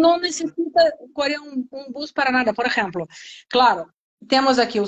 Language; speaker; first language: Spanish; non-native, learner; Portuguese